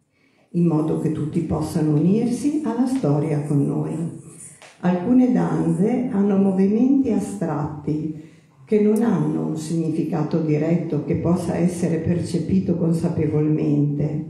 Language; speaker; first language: Italian; non-native, learner; Portuguese